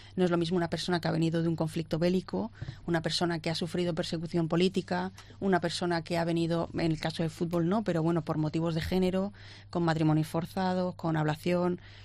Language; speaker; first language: Spanish; native; Spanish